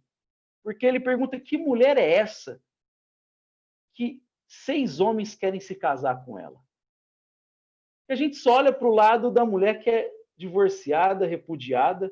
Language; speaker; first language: Portuguese; native; Portuguese